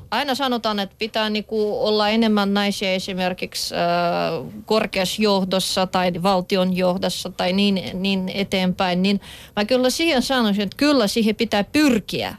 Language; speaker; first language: Finnish; non-native, fluent; Russian